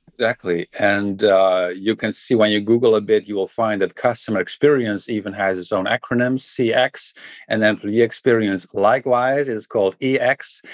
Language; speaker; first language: English; non-native, fluent; Dutch